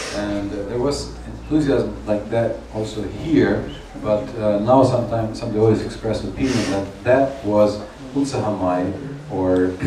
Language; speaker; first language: English; non-native, fluent; Russian